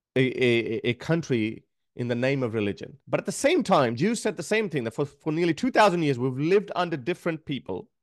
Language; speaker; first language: English; non-native, local second language; Urdu